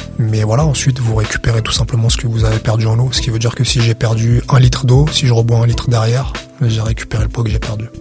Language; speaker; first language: French; early bilingual, other home language; Arabic